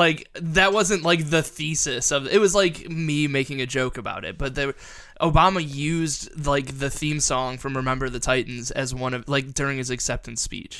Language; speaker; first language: English; native; English